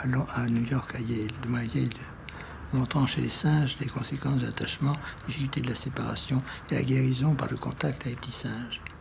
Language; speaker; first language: French; native; French